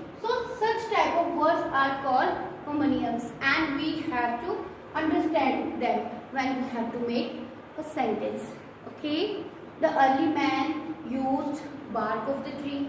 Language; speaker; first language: English; non-native, local second language; Hindi